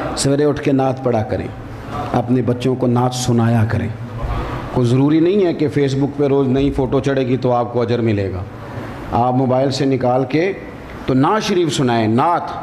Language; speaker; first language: Urdu; non-native, local second language; Punjabi